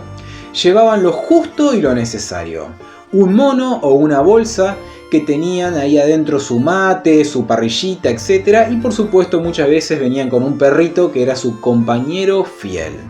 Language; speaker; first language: Spanish; native; Spanish